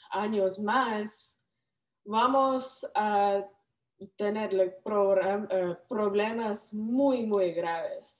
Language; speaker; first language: Spanish; non-native, learner; English